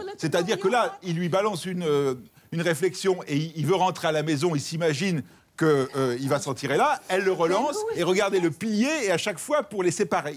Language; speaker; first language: French; native; French